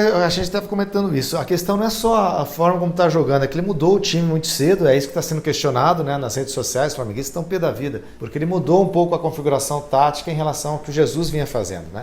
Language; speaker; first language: Portuguese; native; Portuguese